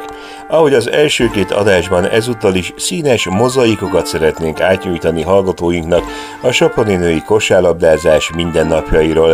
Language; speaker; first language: Hungarian; native; Hungarian